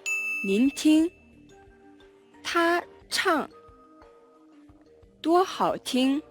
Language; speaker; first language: Chinese; non-native, learner; Mongolian